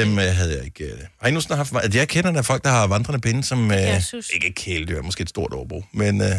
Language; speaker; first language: Danish; native; Danish